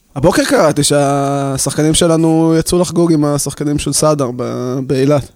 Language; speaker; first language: Hebrew; native; Hebrew